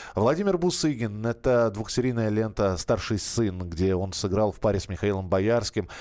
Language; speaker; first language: Russian; native; Russian